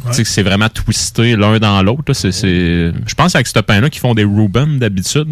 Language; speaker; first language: French; native; French